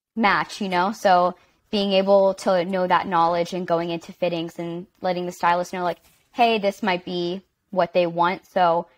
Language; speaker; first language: English; native; English